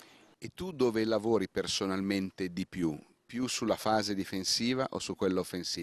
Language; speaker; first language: Italian; native; Italian